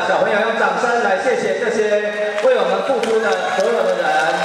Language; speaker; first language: Chinese; native; Chinese